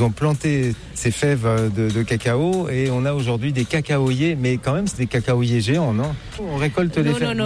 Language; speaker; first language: French; native; French